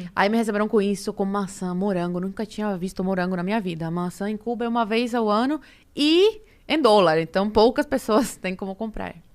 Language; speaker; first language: Portuguese; early bilingual, other home language; Spanish